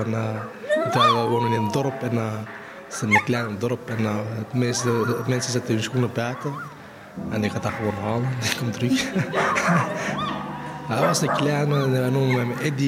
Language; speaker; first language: Dutch; early bilingual, other home language; Bosnian